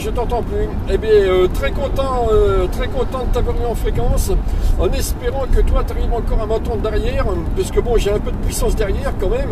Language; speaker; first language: French; native; French